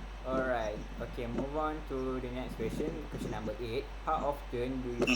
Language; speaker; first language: English; non-native, local second language; Malay